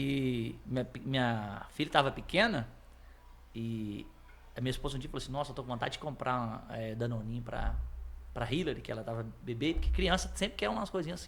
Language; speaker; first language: Portuguese; native; Portuguese